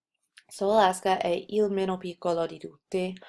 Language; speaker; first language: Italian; non-native, fluent; English